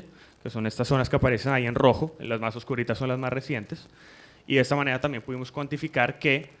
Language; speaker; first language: Spanish; native; Spanish